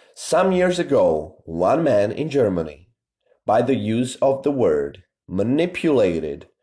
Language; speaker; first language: English; non-native, fluent; Czech